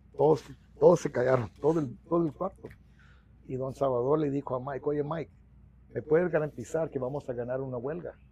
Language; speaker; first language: Spanish; early bilingual, heritage; Spanish